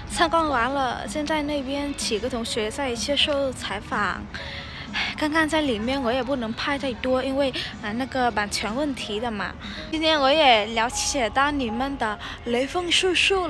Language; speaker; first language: Chinese; non-native, fluent; Vietnamese